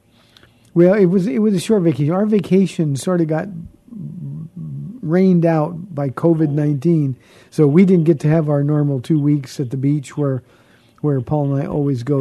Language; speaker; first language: English; native; English